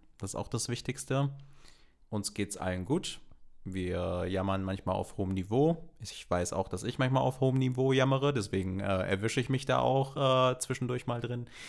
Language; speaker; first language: German; native; German